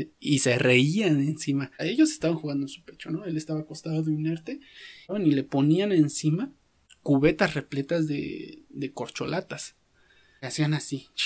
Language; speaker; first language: Spanish; native; Spanish